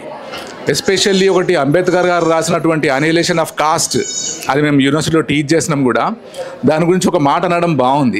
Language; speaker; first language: Telugu; native; Telugu